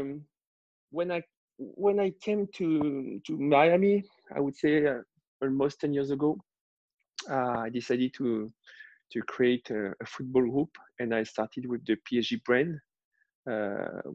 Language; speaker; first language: English; non-native, fluent; French